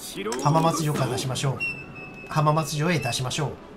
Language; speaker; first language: Japanese; native; Japanese